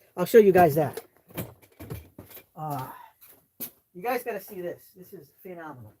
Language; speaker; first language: English; native; English